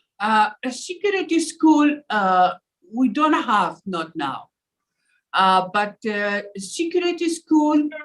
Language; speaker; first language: English; non-native, learner; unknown